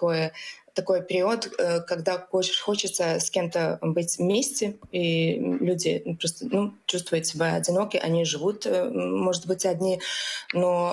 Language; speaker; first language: Russian; non-native, local second language; Latvian